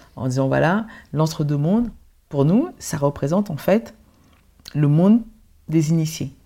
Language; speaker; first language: French; early bilingual, other home language; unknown